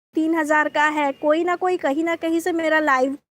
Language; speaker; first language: Hindi; non-native, local second language; Bangla